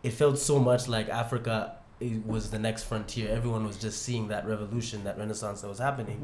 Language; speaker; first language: English; non-native, local second language; Ganda